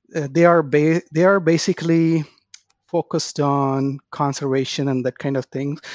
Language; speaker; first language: English; non-native, local second language; Tamil